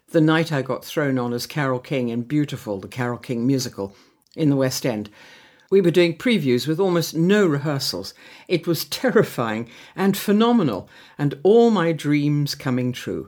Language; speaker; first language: English; native; English